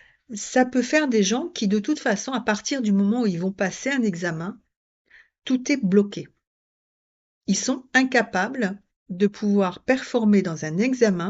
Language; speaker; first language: French; native; French